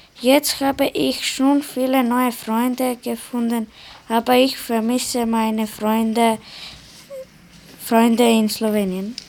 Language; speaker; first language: German; early bilingual, other home language; Slovenian